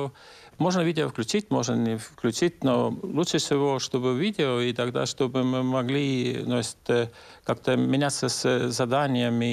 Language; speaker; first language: Russian; non-native, local second language; Estonian